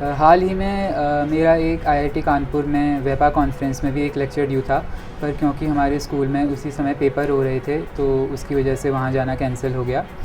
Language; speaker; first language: Hindi; native; Hindi